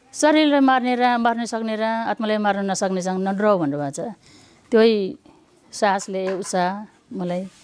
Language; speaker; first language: Nepali; non-native, local second language; Eastern Tamang